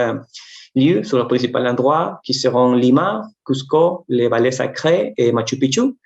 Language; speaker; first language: French; non-native, fluent; Spanish